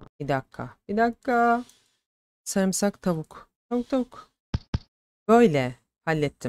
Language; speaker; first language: Turkish; native; Turkish